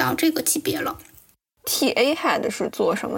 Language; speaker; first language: Chinese; native; Chinese